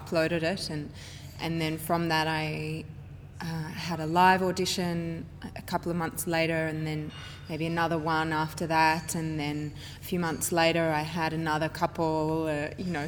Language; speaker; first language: English; native; English